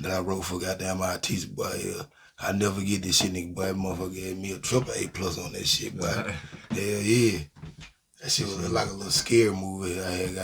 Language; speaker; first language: English; native; English